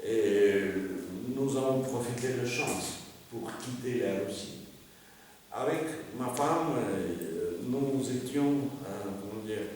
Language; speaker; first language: French; non-native, fluent; Russian